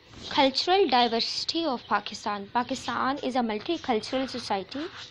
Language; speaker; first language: English; non-native, local second language; Punjabi